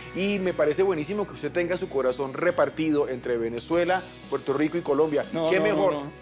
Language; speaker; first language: Spanish; native; Spanish